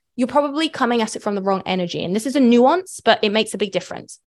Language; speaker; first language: English; native; English